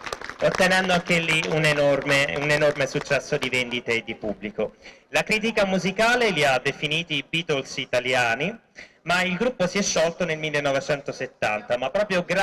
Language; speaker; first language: Italian; native; Italian